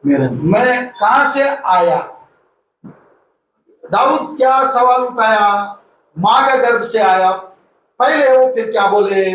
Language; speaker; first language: Hindi; non-native, local second language; Telugu